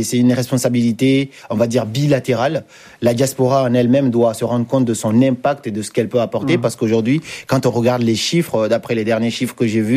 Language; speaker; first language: French; non-native, local second language; Fula